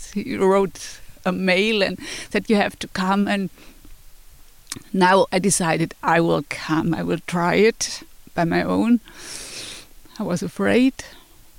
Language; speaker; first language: English; non-native, fluent; German